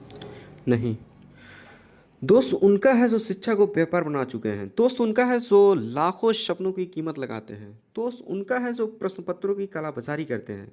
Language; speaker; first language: Hindi; native; Hindi